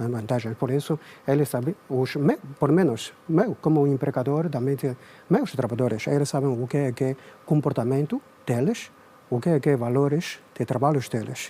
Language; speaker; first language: Portuguese; non-native, learner; Chinese